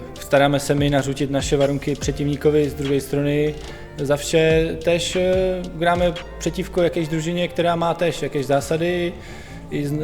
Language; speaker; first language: Polish; non-native, learner; Czech